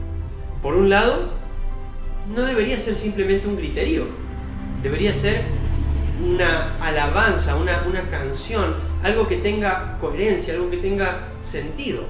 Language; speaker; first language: Spanish; native; Spanish